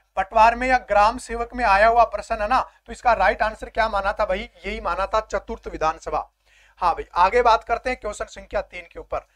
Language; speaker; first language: Hindi; native; Hindi